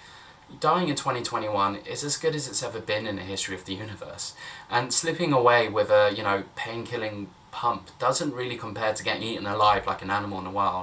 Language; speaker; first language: English; native; English